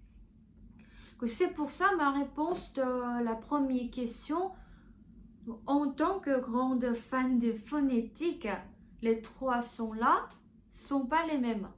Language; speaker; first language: French; non-native, fluent; Korean